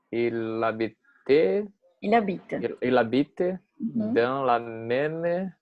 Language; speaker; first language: French; non-native, learner; Portuguese